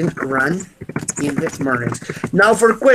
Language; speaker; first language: English; non-native, fluent; Spanish